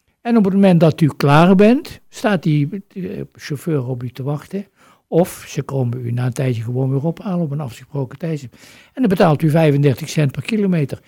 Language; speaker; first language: Dutch; native; Dutch